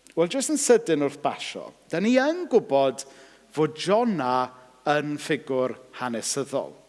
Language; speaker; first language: Welsh; native; Welsh